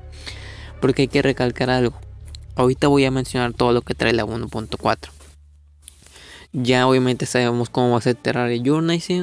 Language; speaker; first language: Spanish; native; Spanish